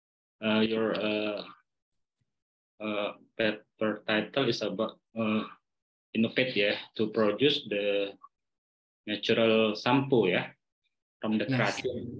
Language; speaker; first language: English; non-native, learner; Indonesian